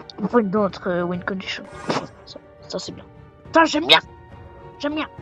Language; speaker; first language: French; native; French